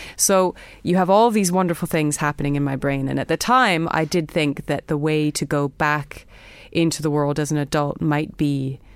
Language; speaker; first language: English; native; English